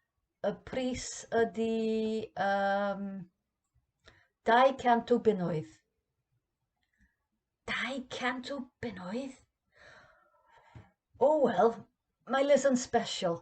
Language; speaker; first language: Welsh; non-native, learner; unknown